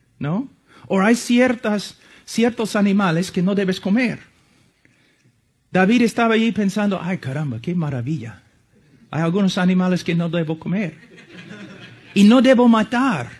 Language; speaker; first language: Spanish; non-native, fluent; English